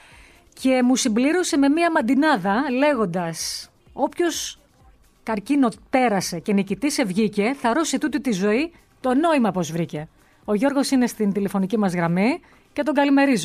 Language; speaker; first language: Greek; native; Greek